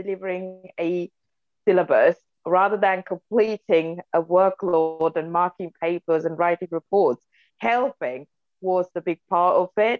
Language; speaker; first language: English; non-native, local second language; Sinhala